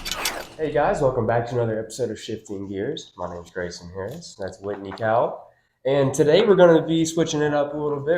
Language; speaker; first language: English; native; English